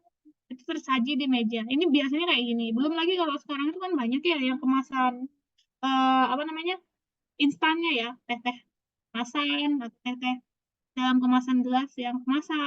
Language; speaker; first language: Indonesian; native; Indonesian